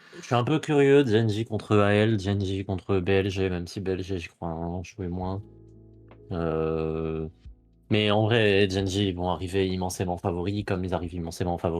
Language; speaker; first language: French; native; French